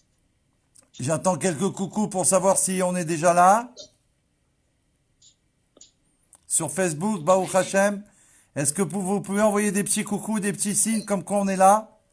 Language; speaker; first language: French; native; French